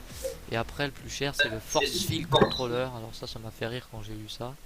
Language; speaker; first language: French; native; French